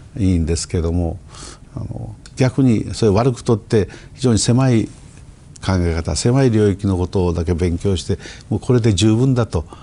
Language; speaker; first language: Japanese; native; Japanese